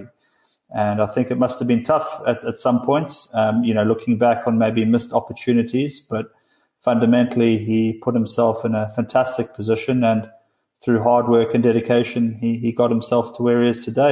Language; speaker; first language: English; native; English